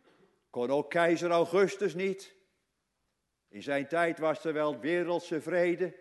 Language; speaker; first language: Dutch; native; Dutch